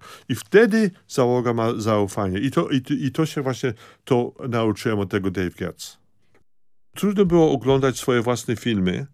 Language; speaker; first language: Polish; early bilingual, heritage; Polish